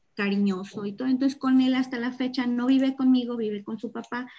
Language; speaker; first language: Spanish; native; Spanish